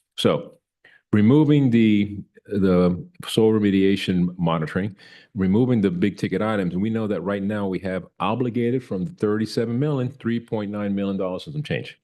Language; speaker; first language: English; native; English